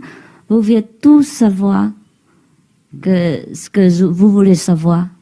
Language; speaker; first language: French; non-native, learner; Vietnamese